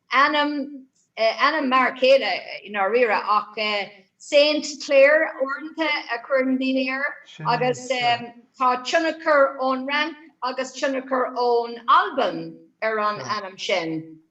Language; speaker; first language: Irish; non-native, learner; English